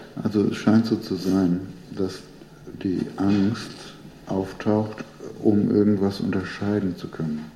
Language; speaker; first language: German; native; German